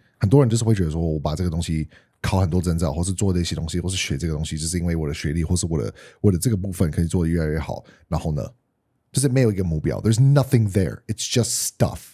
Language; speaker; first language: Chinese; non-native, fluent; English